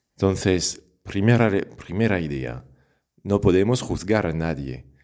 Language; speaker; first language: Spanish; non-native, fluent; French